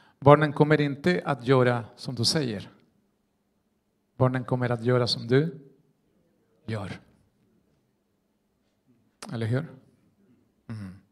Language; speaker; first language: Swedish; non-native, fluent; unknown